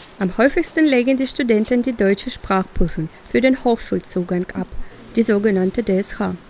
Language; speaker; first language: German; native; German